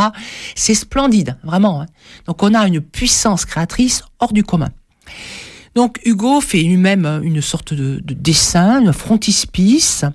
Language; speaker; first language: French; native; French